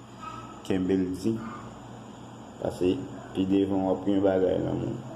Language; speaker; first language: French; non-native, learner; Haitian Creole